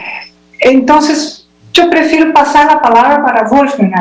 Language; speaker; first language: Spanish; non-native, learner; Portuguese